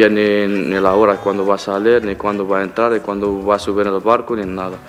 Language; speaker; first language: Spanish; non-native, fluent; Arabic